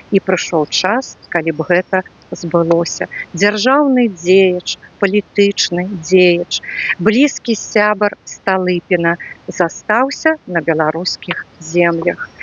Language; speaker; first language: Belarusian; native; Belarusian